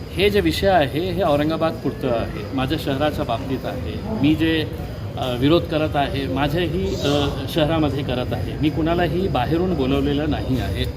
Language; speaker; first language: Marathi; non-native, local second language; Urdu